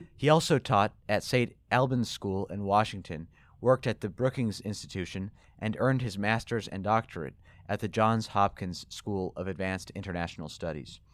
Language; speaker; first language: English; native; English